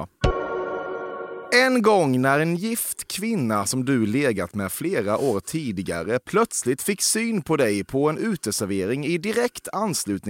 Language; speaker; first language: Swedish; native; Swedish